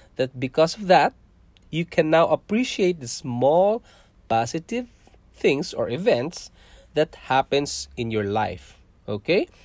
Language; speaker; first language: English; non-native, local second language; Cebuano